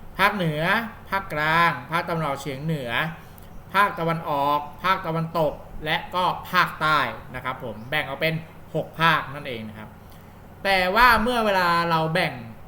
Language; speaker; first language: Thai; native; Thai